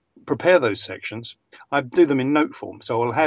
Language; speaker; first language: English; native; English